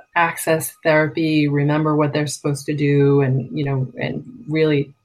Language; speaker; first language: English; native; English